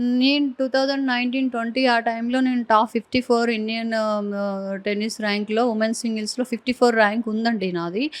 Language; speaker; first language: Telugu; native; Telugu